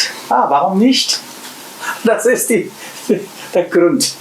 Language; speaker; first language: German; non-native, learner; Japanese